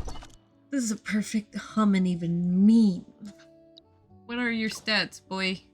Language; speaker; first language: English; native; English